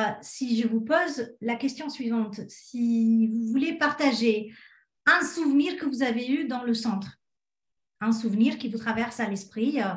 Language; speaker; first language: French; native; French